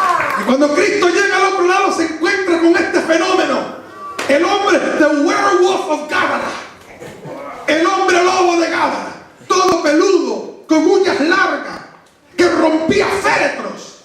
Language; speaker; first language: Spanish; native; Spanish